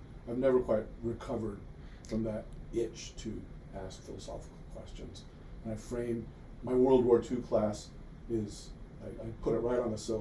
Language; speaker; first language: English; native; English